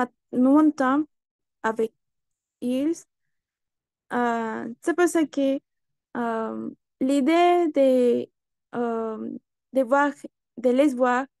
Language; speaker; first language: French; non-native, learner; Spanish